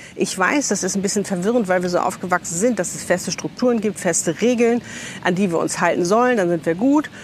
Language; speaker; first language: German; native; German